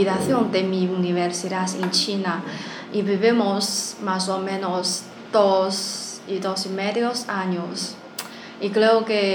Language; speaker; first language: Spanish; non-native, learner; Chinese